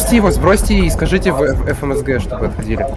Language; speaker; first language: Russian; native; Russian